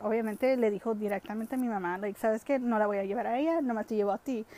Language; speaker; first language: Spanish; early bilingual, heritage; Spanish